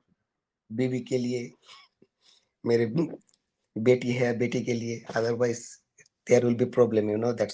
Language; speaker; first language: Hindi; non-native, learner; Bangla